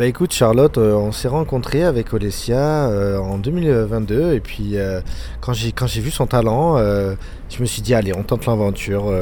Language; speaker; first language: French; native; French